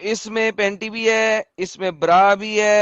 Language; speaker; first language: Hindi; native; Hindi